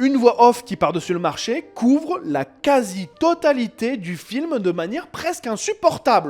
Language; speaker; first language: French; native; French